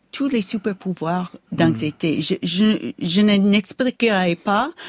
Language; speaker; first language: French; non-native, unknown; English